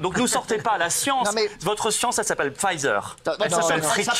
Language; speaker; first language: French; native; French